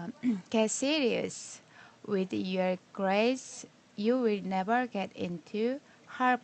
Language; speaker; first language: English; non-native, learner; Korean